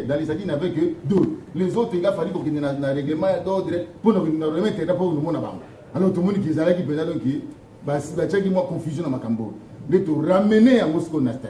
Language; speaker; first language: French; non-native, local second language; Lingala